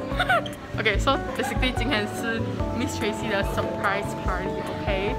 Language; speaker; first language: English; non-native, local second language; Chinese